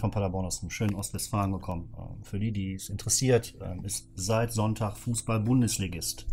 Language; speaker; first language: German; native; German